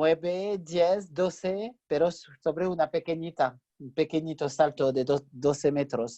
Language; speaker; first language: Spanish; non-native, fluent; French